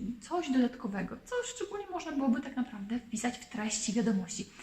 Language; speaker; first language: Polish; native; Polish